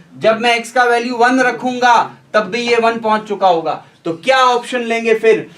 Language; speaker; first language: Hindi; native; Hindi